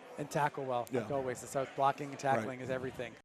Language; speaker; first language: English; native; English